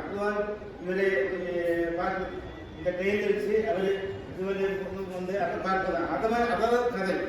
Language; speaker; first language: Tamil; non-native, learner; Malayalam